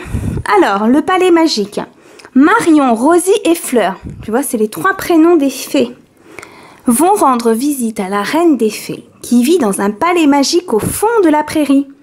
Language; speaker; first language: French; native; French